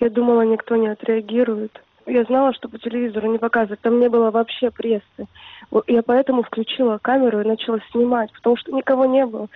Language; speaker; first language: Russian; native; Russian